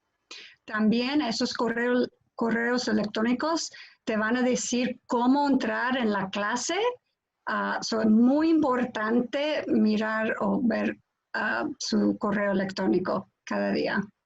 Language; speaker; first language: Spanish; non-native, fluent; English